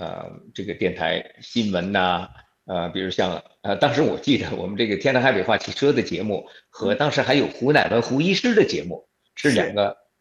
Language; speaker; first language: Chinese; native; Chinese